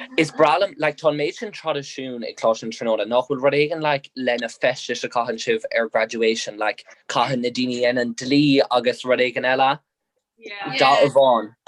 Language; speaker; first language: Irish; non-native, local second language; English